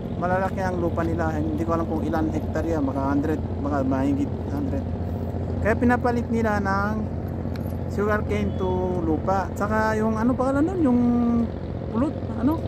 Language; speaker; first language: Filipino; non-native, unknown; Persian